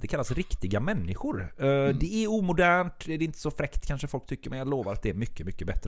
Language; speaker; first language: Swedish; native; Swedish